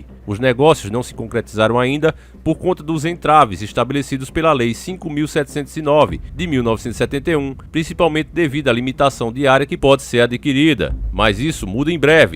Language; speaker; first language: Portuguese; native; Portuguese